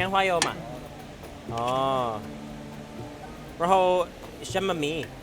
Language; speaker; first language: Chinese; non-native, learner; English